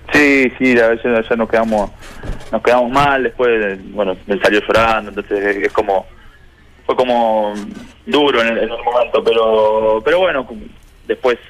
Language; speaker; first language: Spanish; native; Spanish